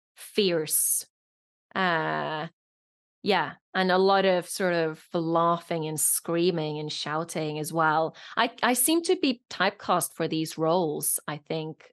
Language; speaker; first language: English; non-native, fluent; Norwegian